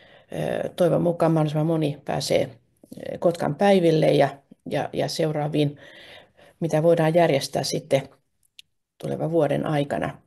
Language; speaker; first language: Finnish; native; Finnish